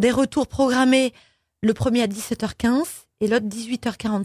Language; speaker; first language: French; native; French